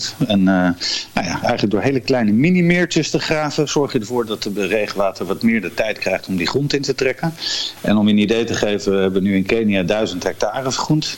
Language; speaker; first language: Dutch; native; Dutch